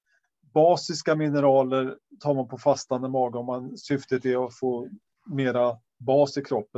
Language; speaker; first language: Swedish; native; Swedish